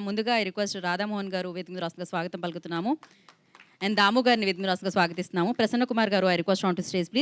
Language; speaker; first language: Telugu; native; Telugu